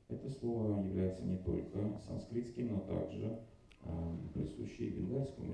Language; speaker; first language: Russian; native; Russian